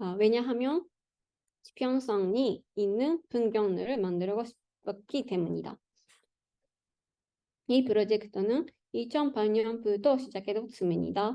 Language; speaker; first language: Korean; non-native, learner; Japanese